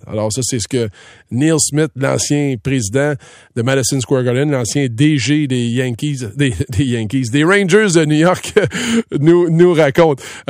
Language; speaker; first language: French; native; French